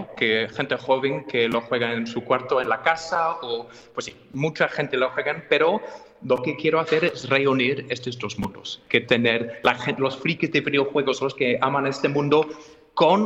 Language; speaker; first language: Spanish; non-native, fluent; English